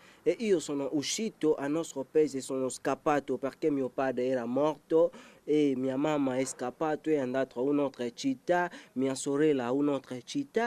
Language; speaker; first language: Italian; non-native, learner; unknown